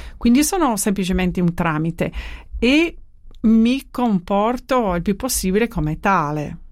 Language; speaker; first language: Italian; non-native, fluent; English